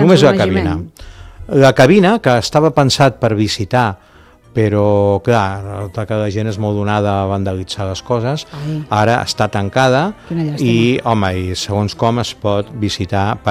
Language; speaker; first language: Catalan; native; Catalan